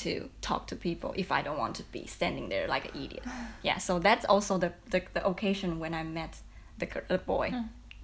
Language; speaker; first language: English; non-native, fluent; Chinese